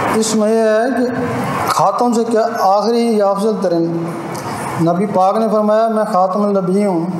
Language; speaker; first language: Urdu; non-native, local second language; Punjabi